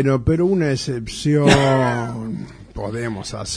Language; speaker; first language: Spanish; native; Spanish